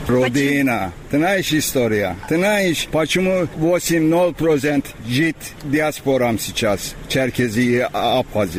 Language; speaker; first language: Russian; non-native, learner; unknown